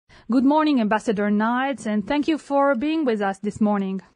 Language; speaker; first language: English; non-native, fluent; Hebrew